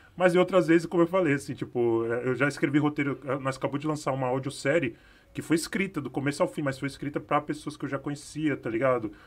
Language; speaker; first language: Portuguese; native; Portuguese